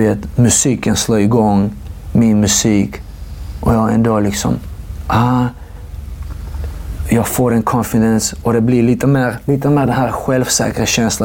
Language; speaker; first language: Swedish; non-native, fluent; Georgian